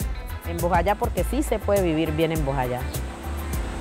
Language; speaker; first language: Spanish; native; Spanish